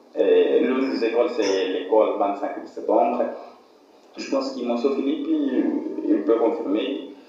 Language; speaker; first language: French; non-native, fluent; Portuguese